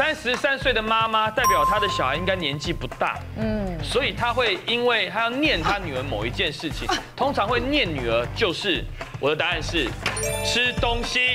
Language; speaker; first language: Chinese; native; Chinese